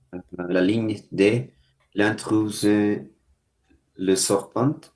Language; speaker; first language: French; non-native, learner; Spanish